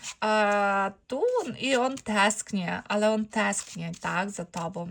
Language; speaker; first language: Polish; non-native, fluent; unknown